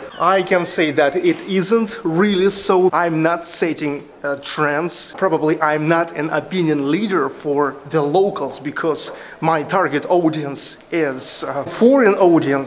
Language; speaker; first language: English; non-native, fluent; Russian